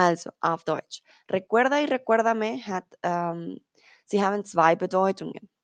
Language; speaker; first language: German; non-native, fluent; Spanish